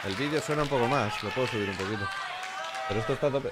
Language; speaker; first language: Spanish; native; Spanish